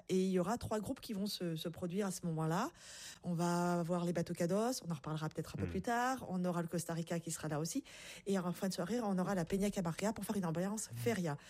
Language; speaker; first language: French; native; French